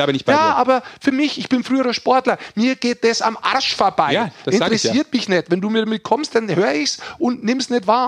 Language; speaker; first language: German; native; German